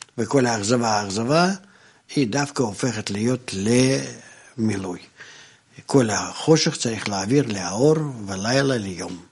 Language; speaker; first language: Hebrew; non-native, fluent; Russian